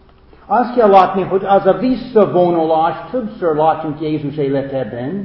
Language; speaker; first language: Hungarian; non-native, fluent; English